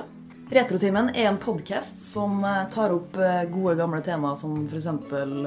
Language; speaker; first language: Norwegian; native; Norwegian